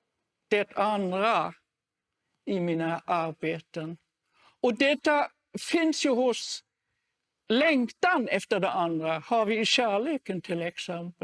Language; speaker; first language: Swedish; non-native, fluent; German